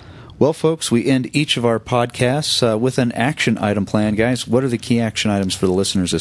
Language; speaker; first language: English; native; English